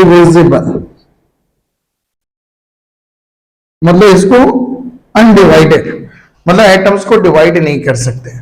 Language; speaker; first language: Hindi; native; Hindi